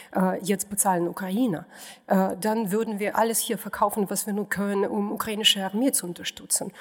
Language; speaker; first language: German; non-native, fluent; Russian